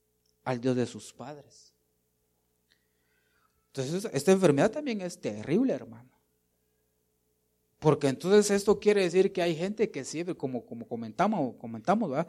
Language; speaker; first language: Spanish; native; Spanish